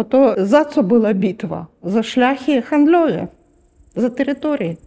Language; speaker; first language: Polish; non-native, learner; Ukrainian